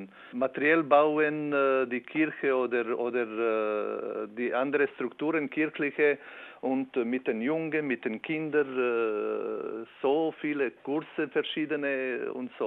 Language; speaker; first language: German; non-native, learner; Albanian